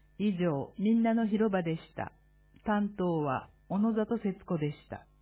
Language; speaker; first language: Japanese; native; Japanese